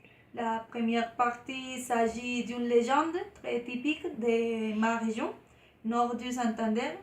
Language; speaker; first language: French; non-native, learner; Spanish